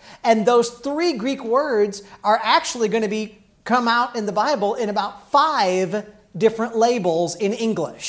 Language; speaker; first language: English; native; English